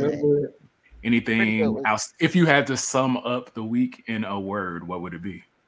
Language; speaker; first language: English; native; English